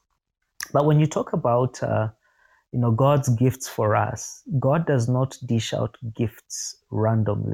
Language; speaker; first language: English; non-native, local second language; Ganda